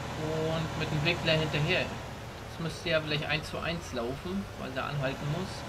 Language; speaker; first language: German; native; German